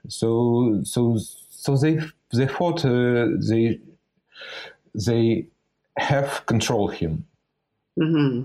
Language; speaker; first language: English; non-native, fluent; Russian